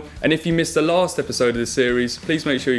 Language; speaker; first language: English; native; English